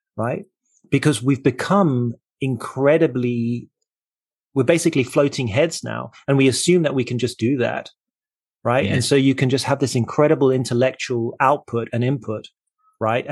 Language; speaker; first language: English; native; English